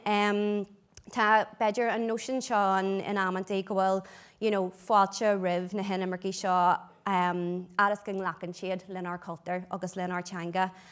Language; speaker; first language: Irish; non-native, local second language; English